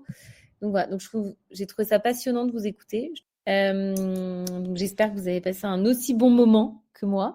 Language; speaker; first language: French; native; French